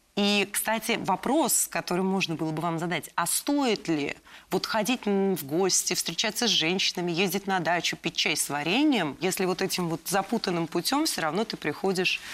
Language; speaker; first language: Russian; native; Russian